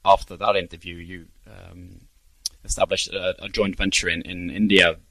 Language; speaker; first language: English; non-native, fluent; Norwegian